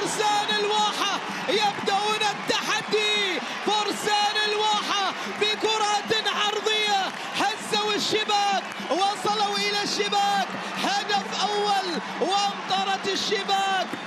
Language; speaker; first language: Arabic; native; Arabic